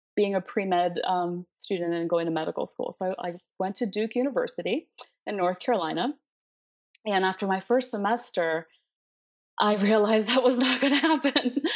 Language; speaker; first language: English; early bilingual, other home language; Spanish